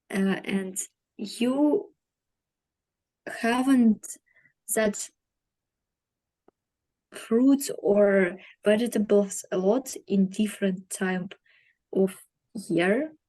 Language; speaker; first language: English; non-native, learner; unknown